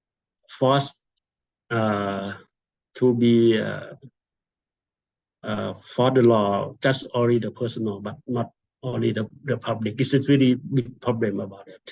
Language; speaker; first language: English; non-native, fluent; Thai